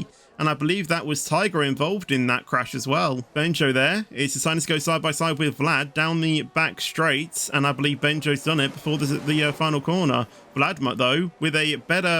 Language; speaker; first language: English; native; English